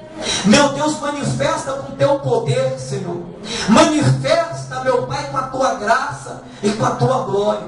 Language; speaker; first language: Portuguese; native; Portuguese